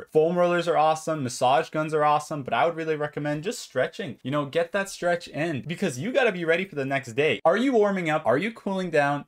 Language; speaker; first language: English; native; English